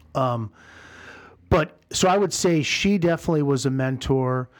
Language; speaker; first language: English; native; English